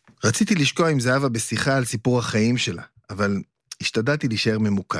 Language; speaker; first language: Hebrew; native; Hebrew